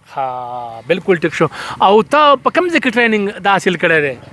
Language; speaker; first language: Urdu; non-native, local second language; Pashto